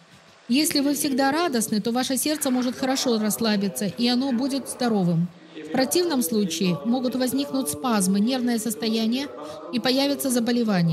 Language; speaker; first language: Russian; native; Russian